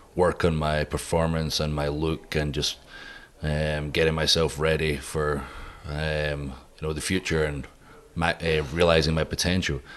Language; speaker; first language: English; native; English